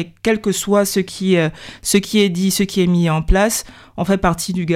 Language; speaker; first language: French; native; French